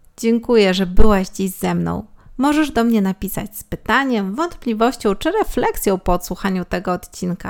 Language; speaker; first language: Polish; native; Polish